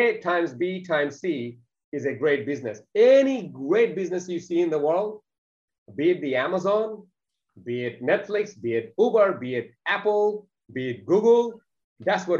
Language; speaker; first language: English; non-native, local second language; Bangla